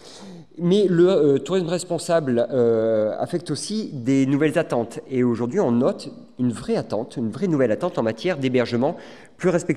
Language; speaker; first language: French; native; French